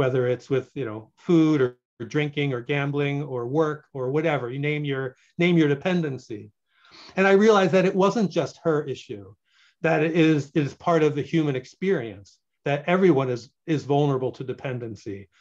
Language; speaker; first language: English; native; English